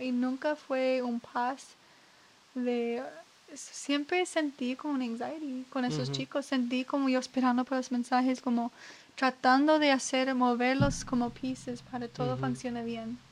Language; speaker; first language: Spanish; non-native, learner; English